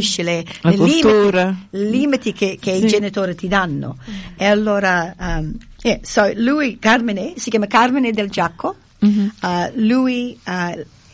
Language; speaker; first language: Italian; non-native, fluent; English